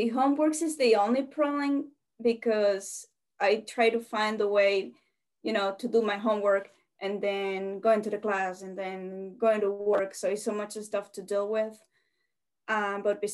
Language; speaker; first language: English; non-native, fluent; Spanish